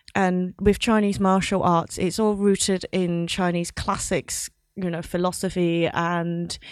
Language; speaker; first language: English; non-native, local second language; Cantonese